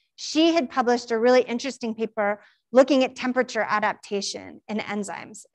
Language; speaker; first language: English; native; English